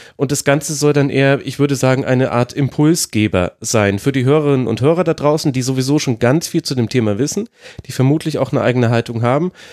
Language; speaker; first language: German; native; German